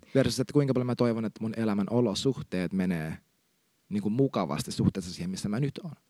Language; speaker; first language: Finnish; native; Finnish